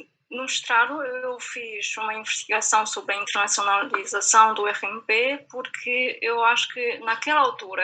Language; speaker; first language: Portuguese; non-native, fluent; Chinese